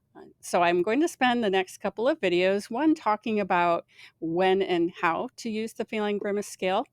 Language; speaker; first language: English; native; English